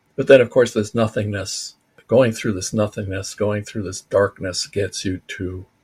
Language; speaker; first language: English; early bilingual, other home language; Spanish